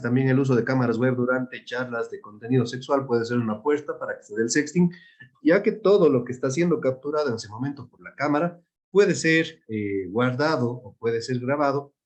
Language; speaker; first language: Spanish; native; Spanish